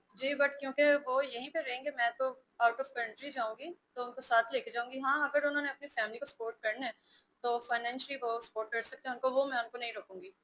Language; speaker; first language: Urdu; native; Urdu